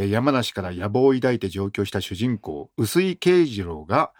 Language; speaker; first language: Japanese; native; Japanese